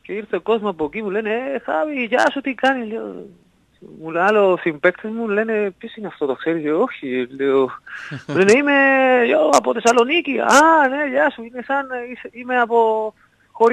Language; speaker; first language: Greek; non-native, learner; Spanish